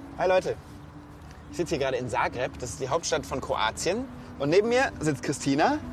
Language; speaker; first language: German; native; German